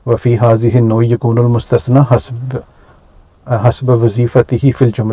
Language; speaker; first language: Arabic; non-native, fluent; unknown